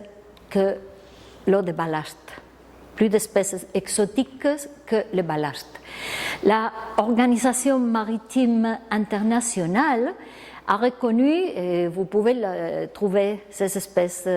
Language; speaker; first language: French; non-native, fluent; Spanish